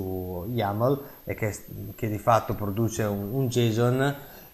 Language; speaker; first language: Italian; native; Italian